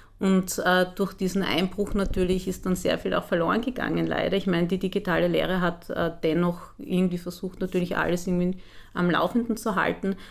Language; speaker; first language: German; early bilingual, other home language; Arabic